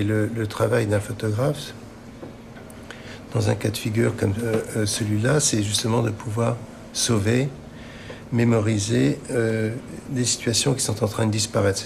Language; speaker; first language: French; non-native, local second language; Arabic